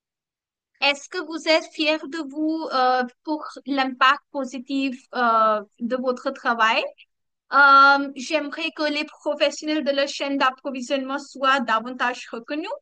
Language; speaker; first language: French; non-native, learner; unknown